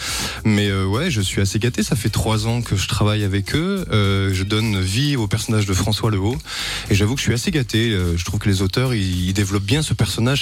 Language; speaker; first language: French; native; French